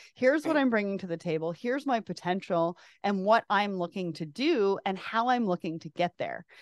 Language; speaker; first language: English; native; English